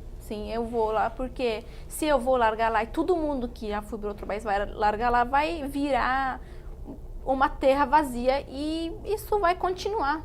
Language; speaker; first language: Portuguese; non-native, fluent; Arabic